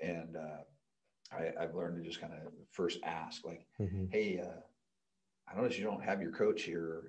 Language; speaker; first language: English; native; English